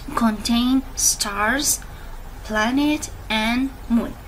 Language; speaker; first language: English; non-native, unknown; Central Kurdish